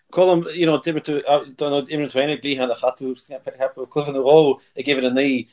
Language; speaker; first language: Irish; native; Irish